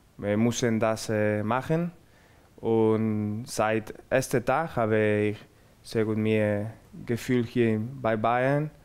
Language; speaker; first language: German; non-native, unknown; Spanish